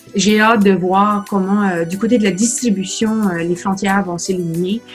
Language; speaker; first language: French; native; French